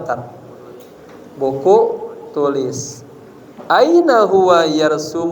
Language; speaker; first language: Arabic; non-native, fluent; Indonesian